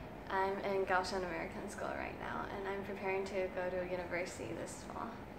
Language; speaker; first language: English; early bilingual, other home language; Japanese